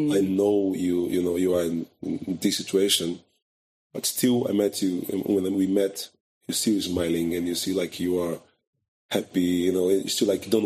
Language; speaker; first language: English; non-native, fluent; Portuguese